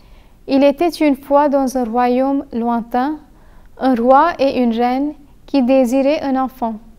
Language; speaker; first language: French; non-native, fluent; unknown